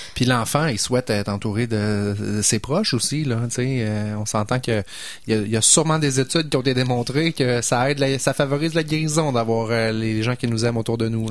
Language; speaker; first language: French; native; French